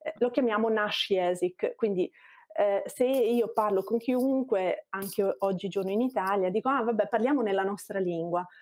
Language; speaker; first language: Italian; non-native, fluent; Bosnian